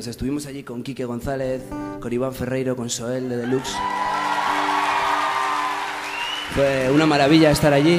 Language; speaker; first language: Spanish; native; Spanish